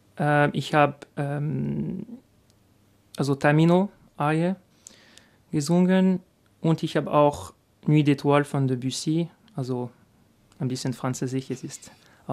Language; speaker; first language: German; non-native, learner; French